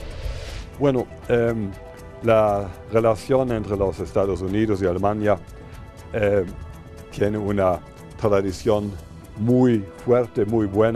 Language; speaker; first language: Spanish; non-native, fluent; German